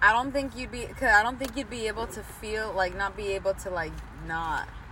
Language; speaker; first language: English; early bilingual, other home language; Spanish